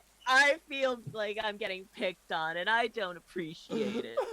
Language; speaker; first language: English; native; English